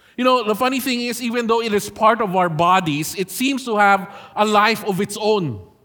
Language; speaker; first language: English; non-native, local second language; Filipino